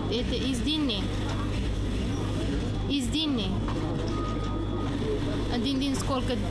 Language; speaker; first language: Russian; non-native, learner; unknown